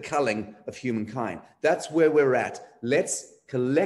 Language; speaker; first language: English; native; English